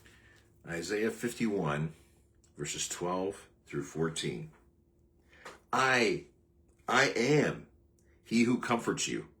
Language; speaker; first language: English; native; English